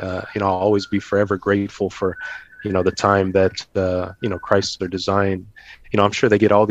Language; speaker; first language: English; native; English